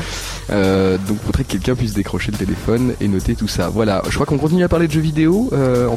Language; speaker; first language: French; native; French